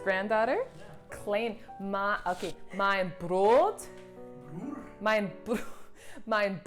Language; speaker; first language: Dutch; non-native, learner; English